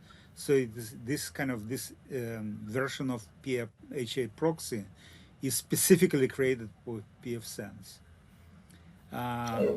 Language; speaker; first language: English; non-native, learner; Russian